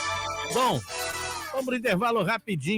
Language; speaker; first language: Portuguese; native; Portuguese